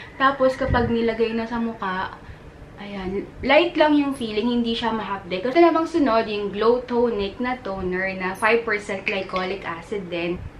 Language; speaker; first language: Filipino; native; Filipino